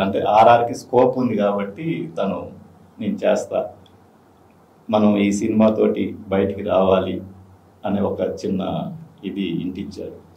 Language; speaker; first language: Telugu; native; Telugu